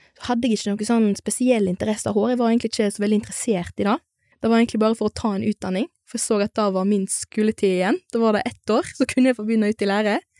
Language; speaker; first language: Norwegian; native; Norwegian